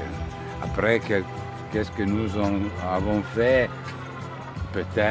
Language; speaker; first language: French; non-native, fluent; Italian